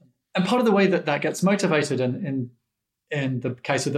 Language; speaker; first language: English; native; English